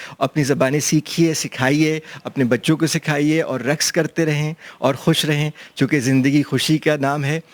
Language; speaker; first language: Urdu; non-native, local second language; Pashto